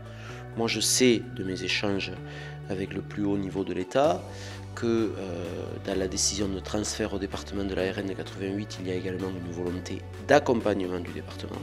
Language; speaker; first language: French; native; French